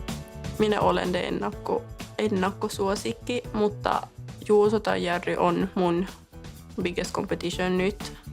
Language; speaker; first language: Finnish; non-native, learner; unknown